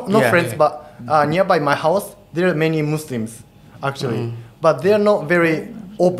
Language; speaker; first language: English; non-native, fluent; Japanese